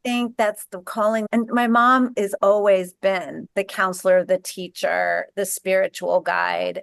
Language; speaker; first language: English; native; English